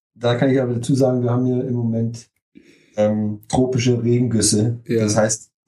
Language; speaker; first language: German; native; German